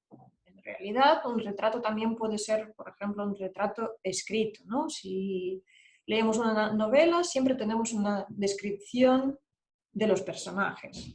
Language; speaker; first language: Spanish; non-native, fluent; Russian